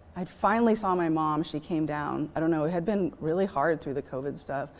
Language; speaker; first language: English; native; English